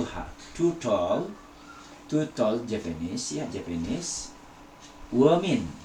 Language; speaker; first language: English; non-native, fluent; Indonesian